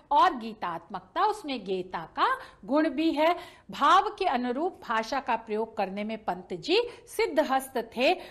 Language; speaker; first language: Hindi; native; Hindi